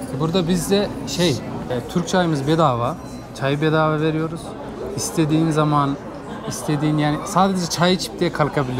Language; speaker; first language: Turkish; early bilingual, heritage; Turkish